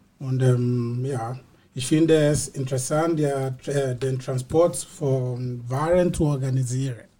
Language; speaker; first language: German; non-native, learner; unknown